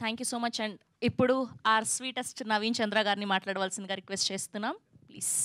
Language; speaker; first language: Telugu; native; Telugu